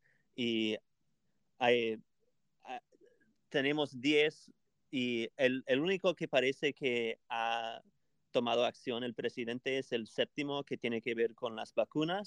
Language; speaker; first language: Spanish; non-native, fluent; English